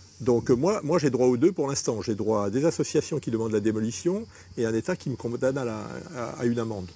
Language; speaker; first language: French; native; French